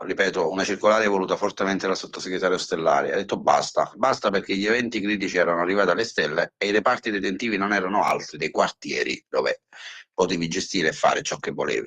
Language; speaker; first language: Italian; native; Italian